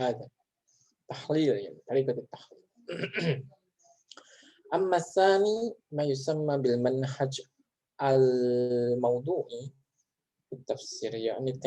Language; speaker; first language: Arabic; non-native, fluent; Indonesian